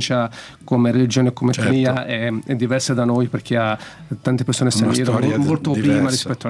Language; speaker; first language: Italian; native; Italian